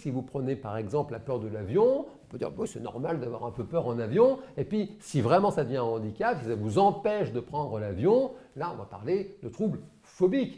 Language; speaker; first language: French; native; French